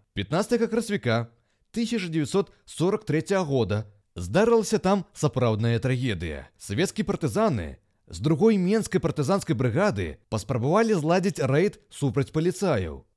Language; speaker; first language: Belarusian; native; Belarusian